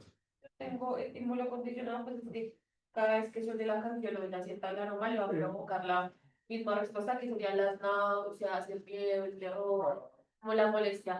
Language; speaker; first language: Spanish; native; Spanish